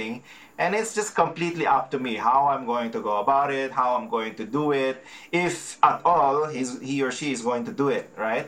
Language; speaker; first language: English; non-native, local second language; Filipino